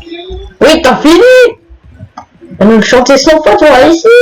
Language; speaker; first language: French; native; French